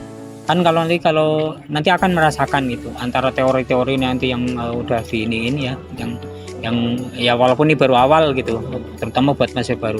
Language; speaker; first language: Indonesian; native; Indonesian